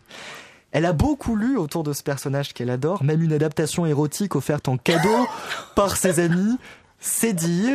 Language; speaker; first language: French; native; French